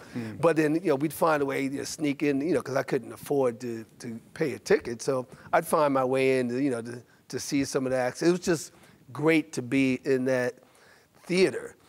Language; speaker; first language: English; native; English